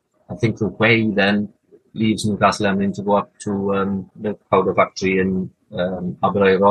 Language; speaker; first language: English; native; English